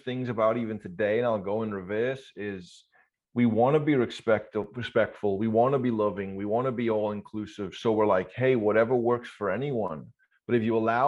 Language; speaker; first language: English; native; English